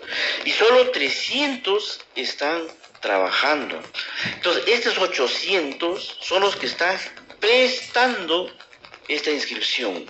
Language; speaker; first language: Spanish; native; Spanish